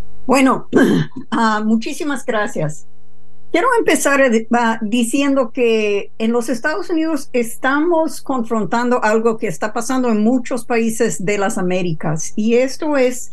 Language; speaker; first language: Spanish; non-native, fluent; English